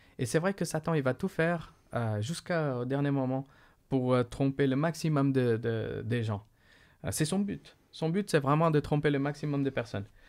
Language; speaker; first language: French; non-native, fluent; Portuguese